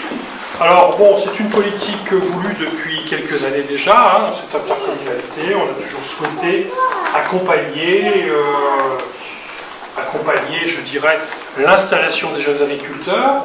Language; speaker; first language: French; native; French